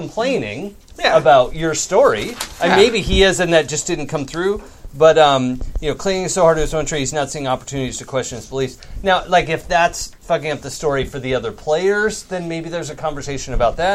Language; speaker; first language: English; native; English